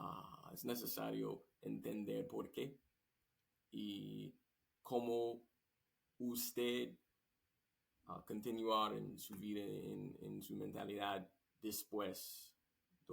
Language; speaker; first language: Spanish; non-native, learner; English